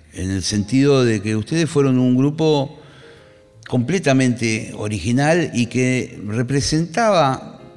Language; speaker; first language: Spanish; native; Spanish